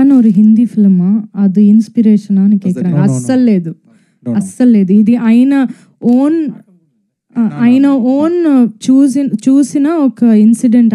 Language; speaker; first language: Telugu; non-native, fluent; Tamil